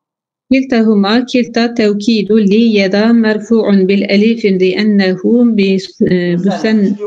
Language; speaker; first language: Arabic; non-native, learner; Turkish